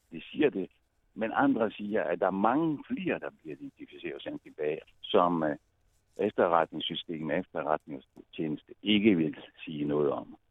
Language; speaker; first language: Danish; non-native, fluent; Italian